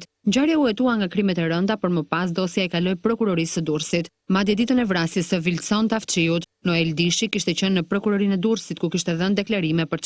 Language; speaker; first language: Albanian; native; Albanian